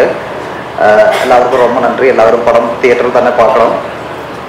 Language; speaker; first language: Tamil; non-native, learner; Malayalam